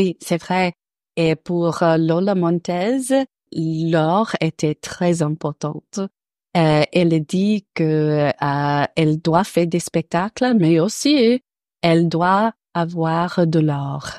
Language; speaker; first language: French; non-native, learner; English